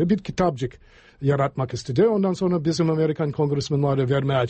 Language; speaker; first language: Turkish; non-native, fluent; English